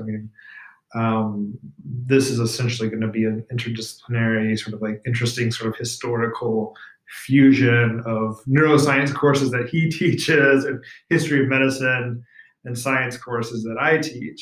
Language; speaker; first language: English; native; English